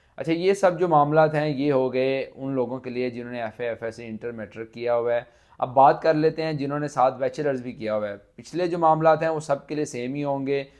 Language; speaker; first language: Urdu; non-native, local second language; Punjabi